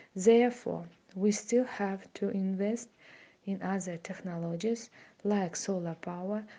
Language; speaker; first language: English; non-native, fluent; Kazakh